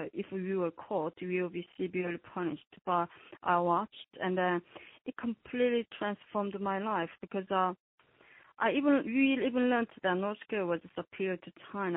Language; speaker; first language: English; non-native, fluent; Korean